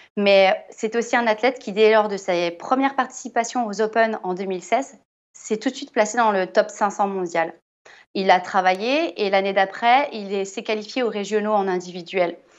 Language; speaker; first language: French; native; French